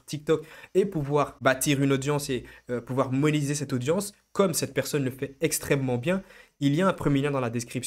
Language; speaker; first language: French; native; French